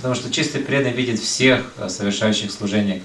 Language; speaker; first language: Russian; native; Russian